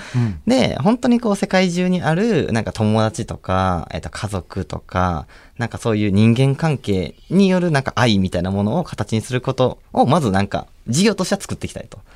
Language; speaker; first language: Japanese; native; Japanese